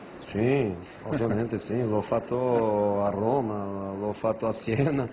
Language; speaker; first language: Italian; non-native, fluent; Portuguese